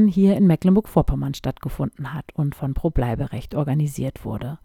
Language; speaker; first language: German; native; German